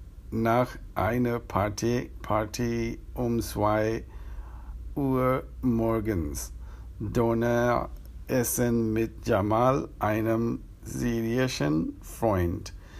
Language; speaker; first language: German; non-native, learner; Urdu